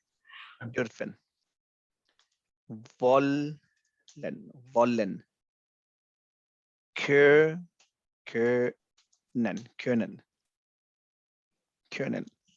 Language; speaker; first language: German; non-native, fluent; Hindi